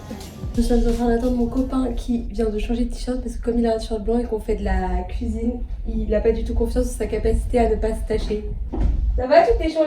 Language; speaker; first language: French; native; French